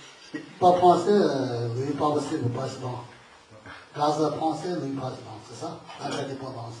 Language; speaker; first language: French; non-native, learner; Tibetan